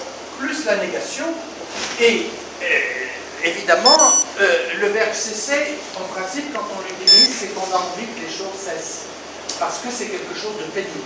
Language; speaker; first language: French; native; French